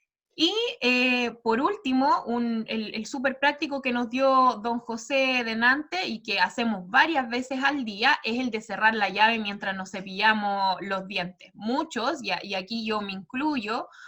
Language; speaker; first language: Spanish; native; Spanish